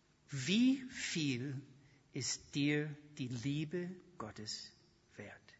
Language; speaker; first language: German; non-native, fluent; English